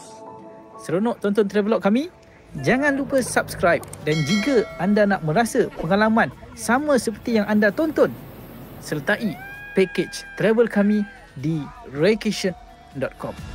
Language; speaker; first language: Malay; native; Malay